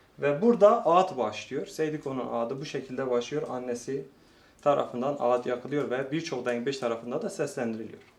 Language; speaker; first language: Turkish; non-native, local second language; Kurdish